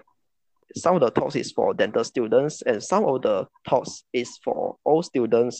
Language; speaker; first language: English; non-native, local second language; Chinese